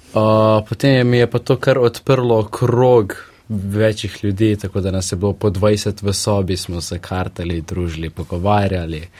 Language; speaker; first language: Slovenian; early bilingual, other home language; Russian